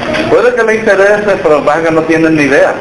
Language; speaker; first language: Spanish; native; Spanish